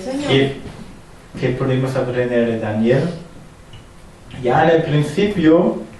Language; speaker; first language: Spanish; non-native, fluent; German